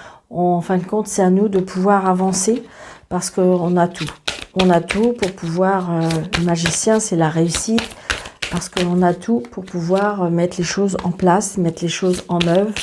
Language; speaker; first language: French; native; French